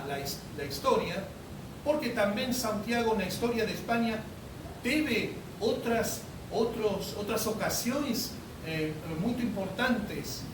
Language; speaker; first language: Spanish; non-native, learner; Portuguese